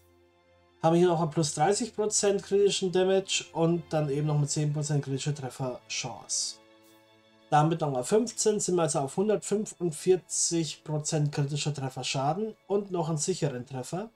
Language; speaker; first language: German; native; German